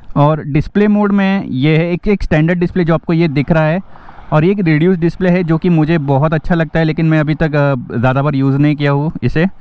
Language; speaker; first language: Hindi; non-native, local second language; Marathi